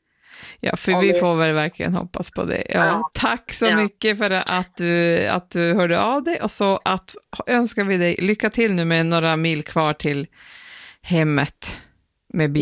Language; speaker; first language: Swedish; native; Swedish